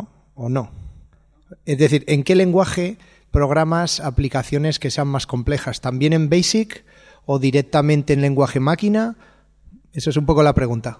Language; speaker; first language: Spanish; native; Spanish